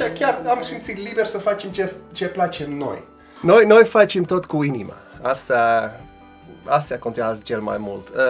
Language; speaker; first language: Romanian; non-native, learner; Dutch